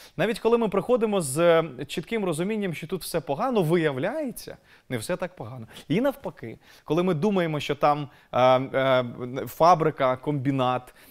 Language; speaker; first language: Ukrainian; native; Ukrainian